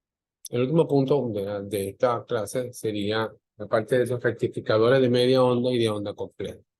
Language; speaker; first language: Spanish; native; Spanish